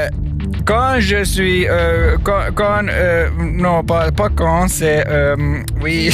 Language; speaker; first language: French; non-native, learner; Swedish